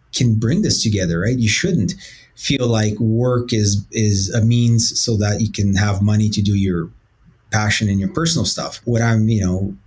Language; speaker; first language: English; early bilingual, other home language; Portuguese